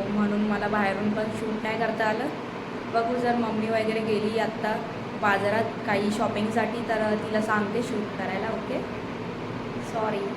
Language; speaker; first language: Marathi; native; Marathi